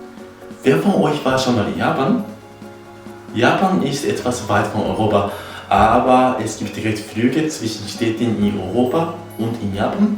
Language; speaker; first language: German; non-native, fluent; Japanese